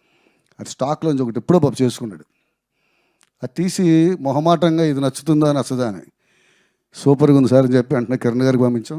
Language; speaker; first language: Telugu; native; Telugu